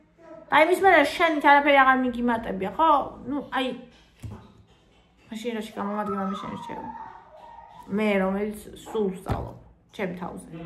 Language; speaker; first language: Georgian; native; Georgian